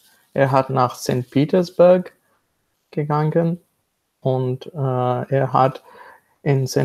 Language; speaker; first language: German; non-native, learner; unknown